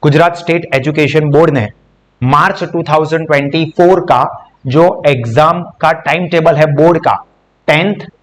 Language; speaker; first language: Hindi; non-native, local second language; Gujarati